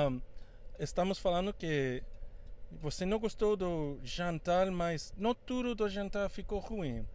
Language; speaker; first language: Portuguese; non-native, fluent; Spanish